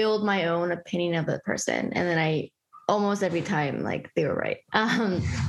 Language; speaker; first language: English; early bilingual, other home language; Spanish